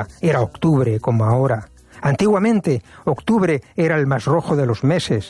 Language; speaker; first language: Spanish; native; Spanish